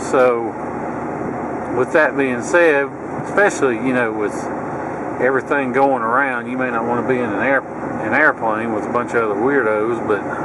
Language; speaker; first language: English; native; English